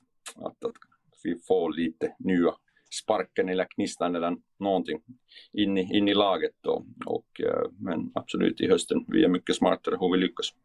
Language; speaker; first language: Swedish; non-native, fluent; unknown